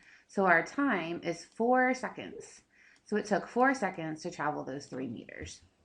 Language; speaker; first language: English; native; English